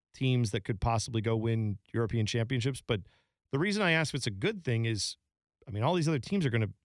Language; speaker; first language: English; native; English